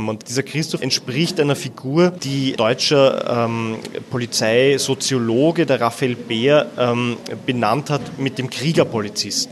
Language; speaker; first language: German; native; German